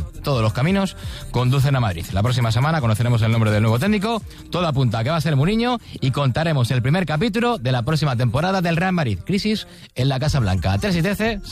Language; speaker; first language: Spanish; native; Spanish